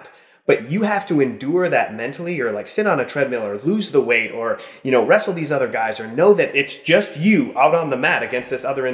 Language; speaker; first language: English; native; English